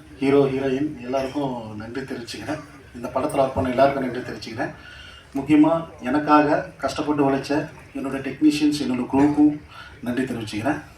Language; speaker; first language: Tamil; non-native, learner; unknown